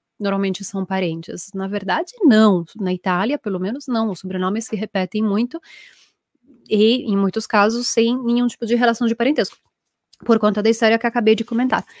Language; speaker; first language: Portuguese; non-native, fluent; Italian